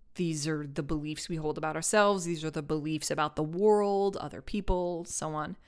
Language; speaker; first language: English; native; English